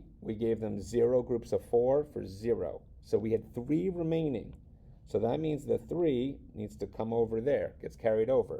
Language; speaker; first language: English; native; English